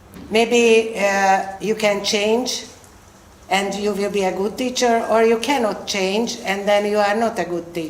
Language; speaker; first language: English; non-native, fluent; Hungarian